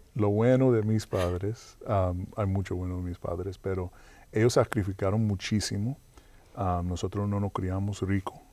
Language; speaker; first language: Spanish; early bilingual, heritage; Spanish